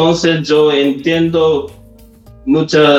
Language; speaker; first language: Spanish; non-native, learner; Japanese